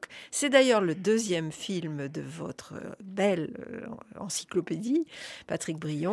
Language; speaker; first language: French; native; French